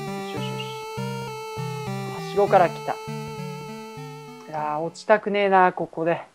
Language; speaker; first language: Japanese; native; Japanese